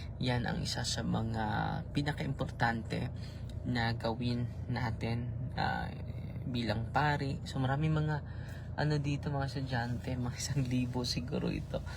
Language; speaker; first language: Filipino; non-native, local second language; Cebuano